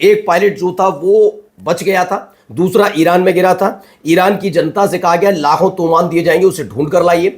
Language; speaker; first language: Hindi; native; Hindi